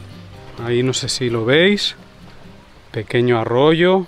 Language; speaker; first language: Spanish; native; Spanish